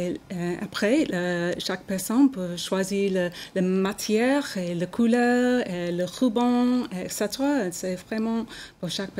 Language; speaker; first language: French; non-native, learner; English